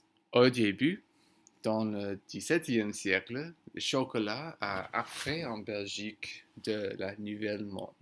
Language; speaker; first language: French; non-native, learner; English